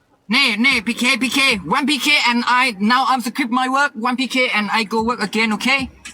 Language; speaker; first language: English; non-native, learner; Thai